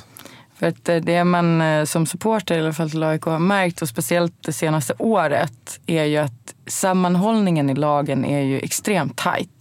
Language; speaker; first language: Swedish; native; Swedish